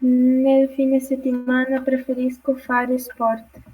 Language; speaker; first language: Italian; non-native, learner; Portuguese